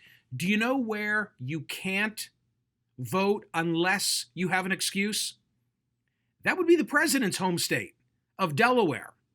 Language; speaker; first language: English; native; English